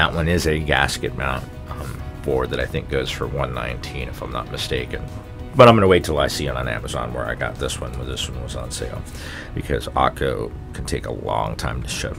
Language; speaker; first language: English; native; English